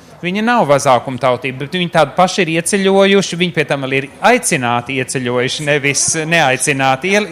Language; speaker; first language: Latvian; early bilingual, heritage; Latvian